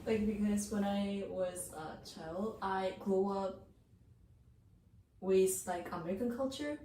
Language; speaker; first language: English; non-native, learner; Japanese